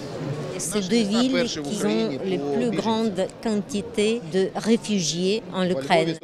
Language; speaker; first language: French; non-native, fluent; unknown